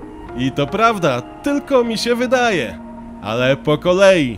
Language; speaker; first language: Polish; native; Polish